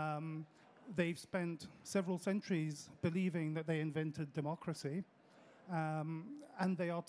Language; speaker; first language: English; early bilingual, other home language; French